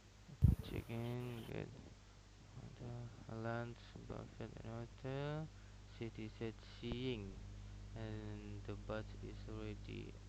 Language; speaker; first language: English; non-native, learner; Indonesian